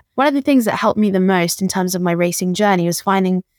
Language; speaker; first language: English; native; English